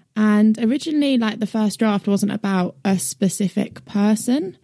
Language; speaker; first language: English; native; English